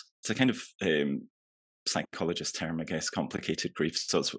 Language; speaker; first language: English; native; English